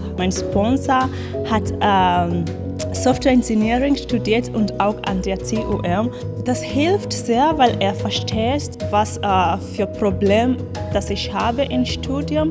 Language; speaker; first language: German; non-native, learner; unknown